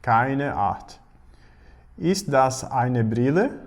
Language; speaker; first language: German; non-native, fluent; Portuguese